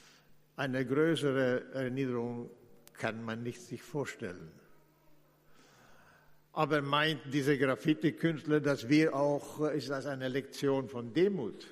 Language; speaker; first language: German; non-native, fluent; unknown